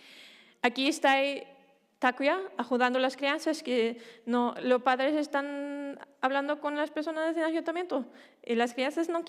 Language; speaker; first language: Spanish; non-native, fluent; Danish